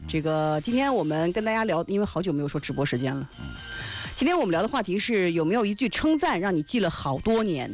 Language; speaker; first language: Chinese; native; Chinese